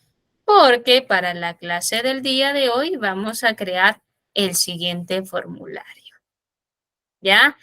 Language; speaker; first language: Spanish; native; Spanish